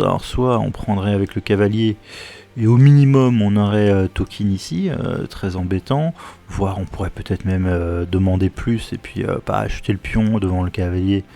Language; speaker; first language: French; native; French